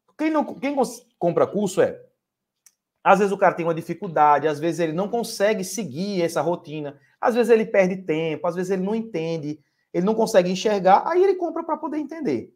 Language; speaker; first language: Portuguese; native; Portuguese